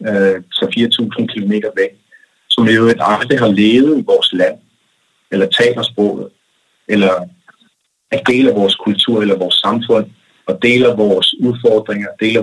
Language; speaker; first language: Danish; non-native, local second language; Kalaallisut